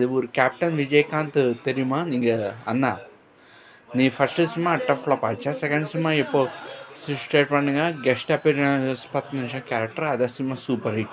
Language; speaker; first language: Tamil; non-native, learner; Telugu